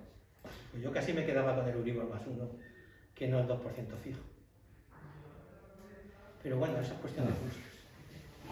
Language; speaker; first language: Spanish; native; Spanish